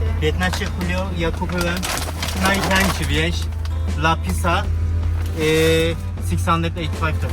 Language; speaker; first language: Polish; non-native, learner; Turkish